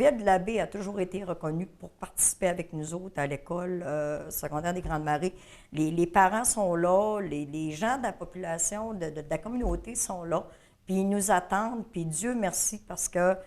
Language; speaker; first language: French; native; French